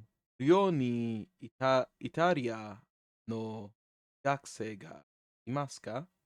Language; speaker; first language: Japanese; non-native, learner; English